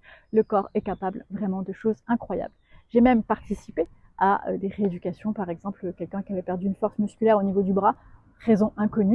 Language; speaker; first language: French; native; French